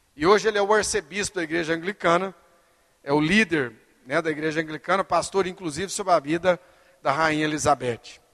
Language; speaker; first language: Portuguese; native; Portuguese